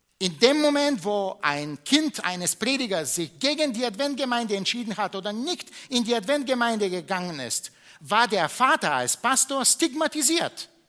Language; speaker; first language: German; non-native, fluent; Bulgarian